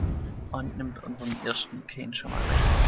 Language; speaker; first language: German; native; German